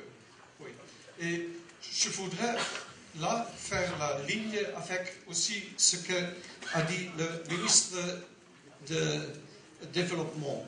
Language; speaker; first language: French; non-native, learner; Dutch